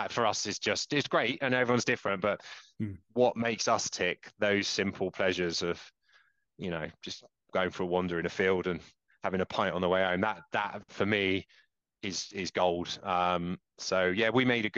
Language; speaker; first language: English; native; English